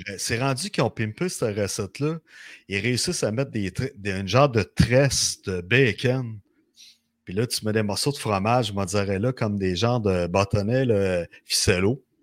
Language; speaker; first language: French; native; French